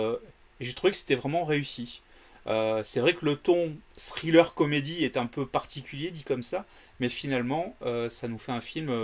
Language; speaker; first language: French; native; French